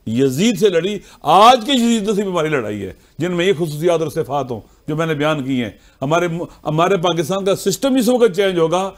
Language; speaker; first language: Urdu; non-native, local second language; Punjabi